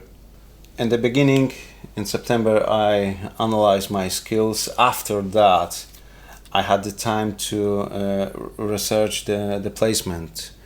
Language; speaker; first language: English; non-native, learner; Polish